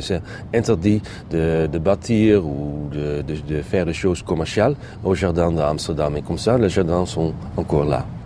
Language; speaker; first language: French; non-native, fluent; Dutch